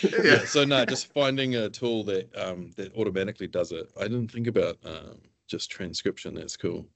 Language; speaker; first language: English; native; English